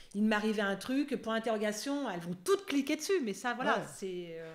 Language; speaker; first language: French; native; French